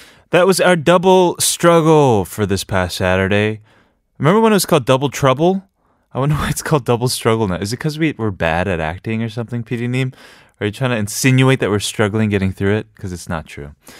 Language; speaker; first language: English; native; English